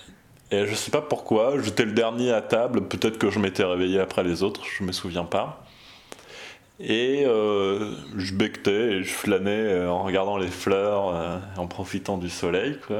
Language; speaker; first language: French; native; French